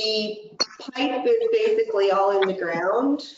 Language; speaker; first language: English; native; English